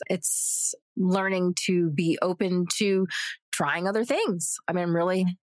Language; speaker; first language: English; native; English